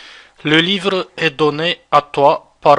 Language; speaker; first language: French; non-native, fluent; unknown